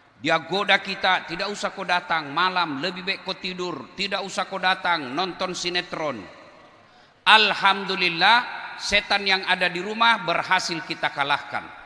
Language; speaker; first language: Indonesian; non-native, local second language; Buginese